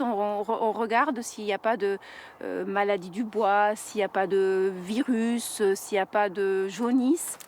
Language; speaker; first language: French; native; French